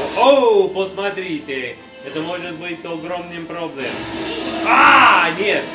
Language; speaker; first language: Russian; non-native, learner; English